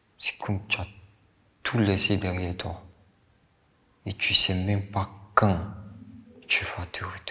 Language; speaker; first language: French; non-native, local second language; Bambara